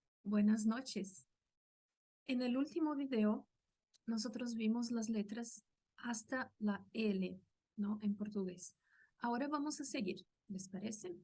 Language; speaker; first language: Spanish; non-native, fluent; Portuguese